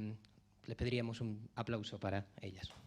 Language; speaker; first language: Spanish; native; Spanish